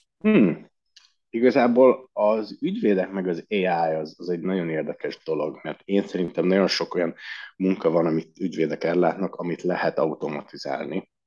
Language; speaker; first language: Hungarian; early bilingual, heritage; Hungarian